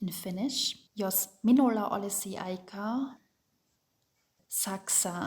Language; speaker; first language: Finnish; non-native, fluent; German